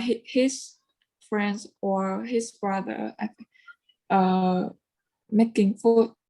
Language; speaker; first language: English; non-native, learner; Vietnamese